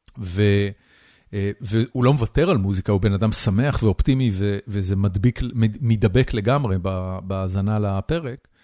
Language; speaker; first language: Hebrew; native; Hebrew